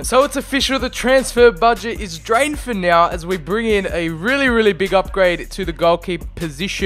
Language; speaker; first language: English; native; English